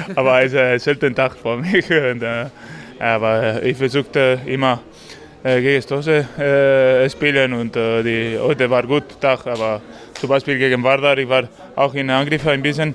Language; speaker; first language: German; non-native, learner; Spanish